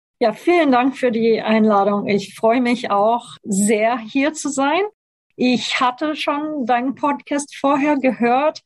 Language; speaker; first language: German; non-native, fluent; Portuguese